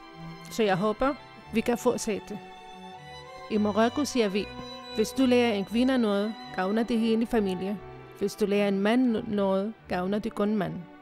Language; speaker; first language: Danish; non-native, fluent; Arabic